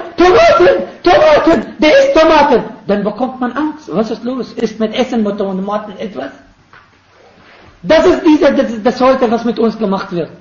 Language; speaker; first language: German; non-native, fluent; Arabic